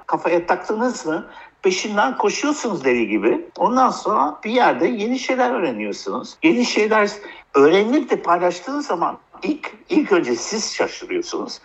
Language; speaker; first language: Turkish; early bilingual, heritage; Turkish